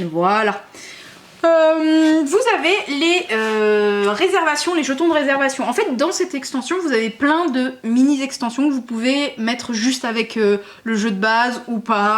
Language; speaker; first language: French; native; French